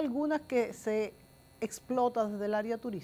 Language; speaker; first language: Spanish; native; Spanish